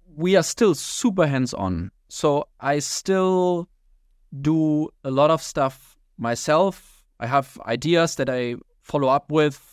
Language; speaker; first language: English; non-native, fluent; German